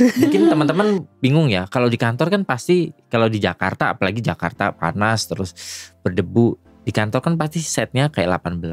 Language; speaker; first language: Indonesian; native; Indonesian